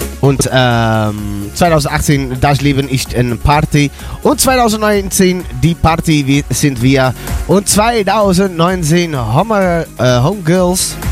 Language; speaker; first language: German; non-native, learner; Dutch